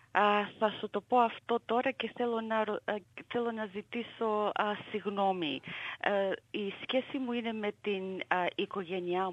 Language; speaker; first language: Greek; early bilingual, heritage; Greek